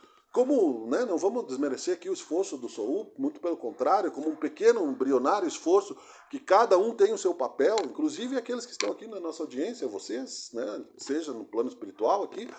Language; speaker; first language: Portuguese; native; Portuguese